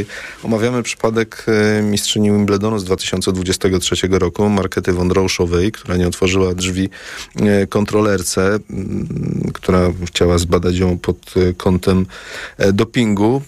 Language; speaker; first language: Polish; native; Polish